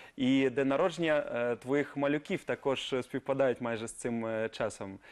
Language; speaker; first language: Ukrainian; native; Ukrainian